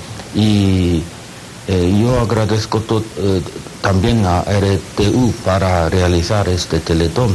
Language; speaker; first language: Spanish; non-native, learner; Japanese